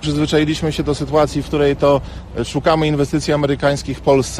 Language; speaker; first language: Polish; native; Polish